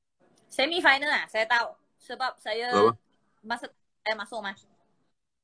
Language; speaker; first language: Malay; non-native, local second language; Chinese